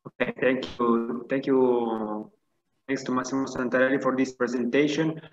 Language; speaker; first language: English; non-native, fluent; Italian